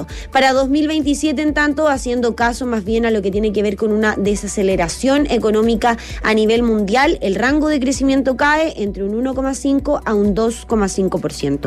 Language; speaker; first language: Spanish; native; Spanish